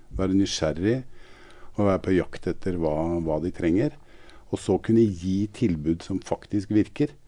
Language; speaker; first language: Norwegian; native; Norwegian